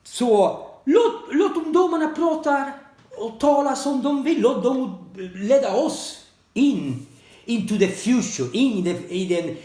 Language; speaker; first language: Swedish; non-native, learner; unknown